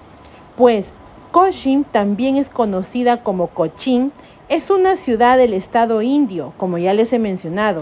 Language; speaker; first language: Spanish; native; Spanish